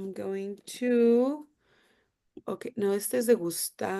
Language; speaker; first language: Spanish; non-native, fluent; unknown